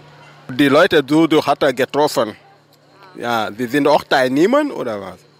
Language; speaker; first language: German; non-native, learner; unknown